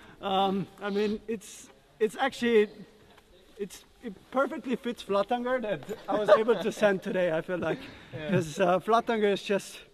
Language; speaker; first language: English; non-native, fluent; German